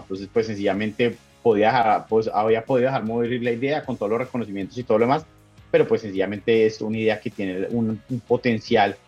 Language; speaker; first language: Spanish; native; Spanish